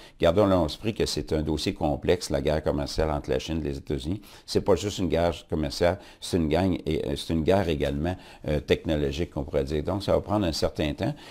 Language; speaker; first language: French; native; French